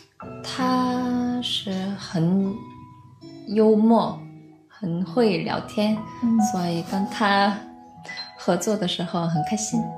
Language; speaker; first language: Chinese; non-native, learner; Korean